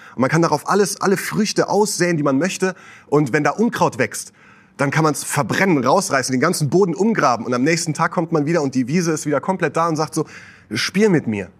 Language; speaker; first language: German; native; German